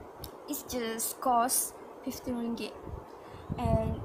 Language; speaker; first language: English; non-native, learner; Malay